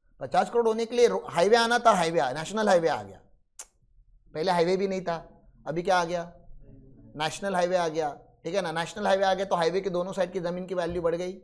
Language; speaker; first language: Hindi; non-native, local second language; Marathi